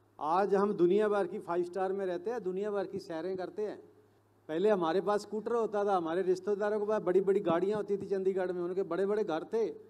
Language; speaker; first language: Hindi; non-native, local second language; Punjabi